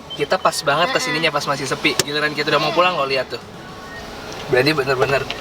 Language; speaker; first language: Indonesian; native; Indonesian